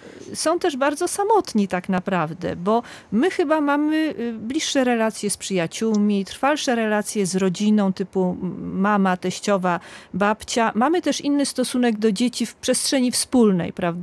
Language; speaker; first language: Polish; native; Polish